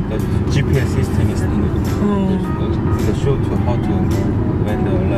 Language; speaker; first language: English; non-native, learner; Korean